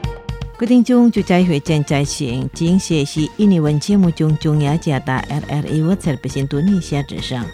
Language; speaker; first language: Chinese; non-native, learner; Indonesian